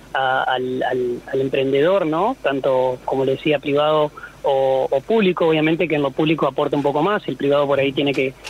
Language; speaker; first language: Spanish; native; Spanish